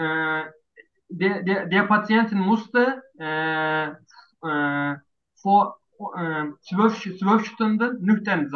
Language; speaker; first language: German; non-native, learner; Turkish